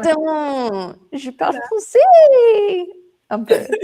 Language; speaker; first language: French; non-native, learner; English